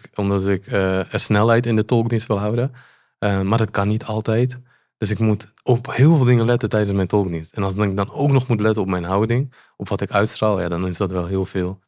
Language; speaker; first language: Dutch; early bilingual, other home language; Polish